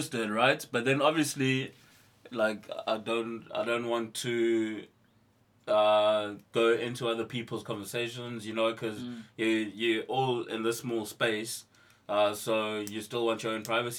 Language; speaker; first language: English; non-native, local second language; Xhosa